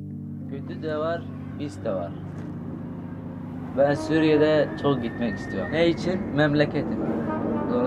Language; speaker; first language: Turkish; non-native, learner; Arabic